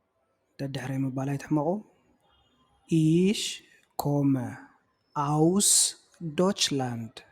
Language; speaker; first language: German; non-native, fluent; Tigrinya